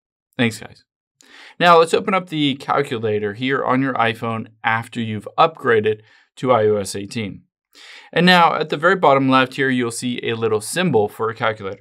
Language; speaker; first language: English; native; English